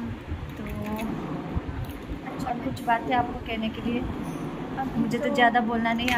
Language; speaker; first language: Hindi; non-native, local second language; Nepali